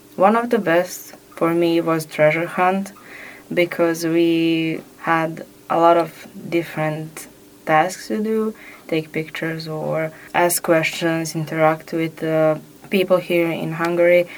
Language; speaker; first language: English; non-native, fluent; Serbian